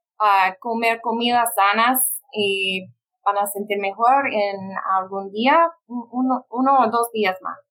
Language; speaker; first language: Spanish; non-native, fluent; English